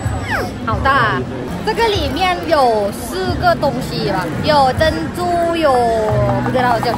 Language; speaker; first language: Chinese; non-native, learner; Thai